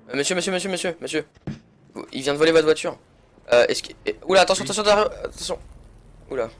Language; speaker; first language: French; native; French